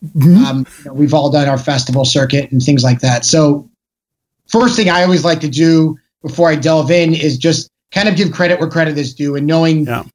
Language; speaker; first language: English; native; English